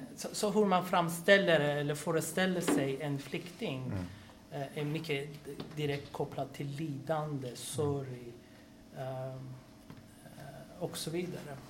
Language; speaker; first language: Swedish; non-native, fluent; Persian